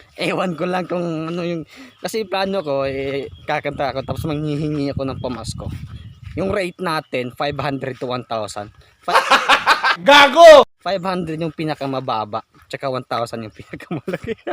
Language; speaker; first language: Filipino; non-native, local second language; Cebuano